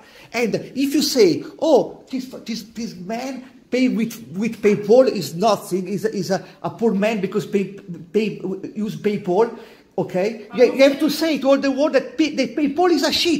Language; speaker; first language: English; non-native, learner; Italian